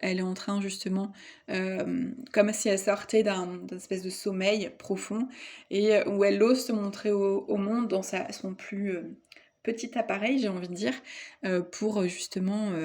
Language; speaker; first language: French; native; French